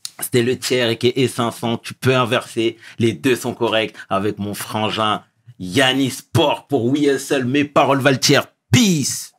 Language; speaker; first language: French; early bilingual, other home language; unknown